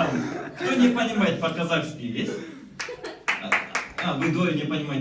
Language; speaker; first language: Russian; non-native, local second language; Kazakh